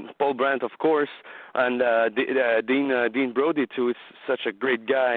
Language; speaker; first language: English; non-native, learner; French